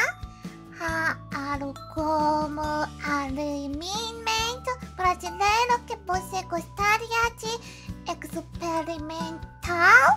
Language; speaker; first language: Portuguese; non-native, learner; Japanese